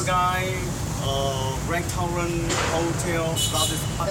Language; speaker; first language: English; non-native, learner; Vietnamese